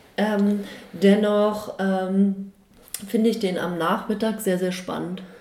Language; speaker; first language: German; early bilingual, other home language; Chinese